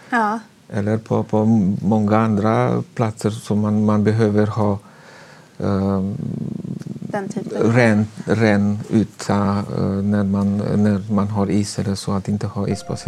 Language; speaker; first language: Swedish; non-native, fluent; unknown